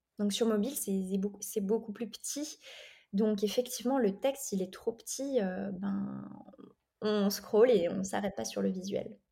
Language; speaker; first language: French; native; French